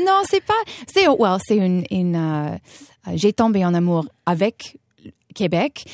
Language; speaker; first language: French; non-native, fluent; English